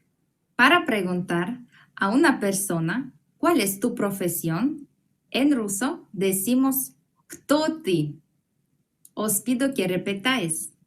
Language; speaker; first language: Spanish; non-native, fluent; Russian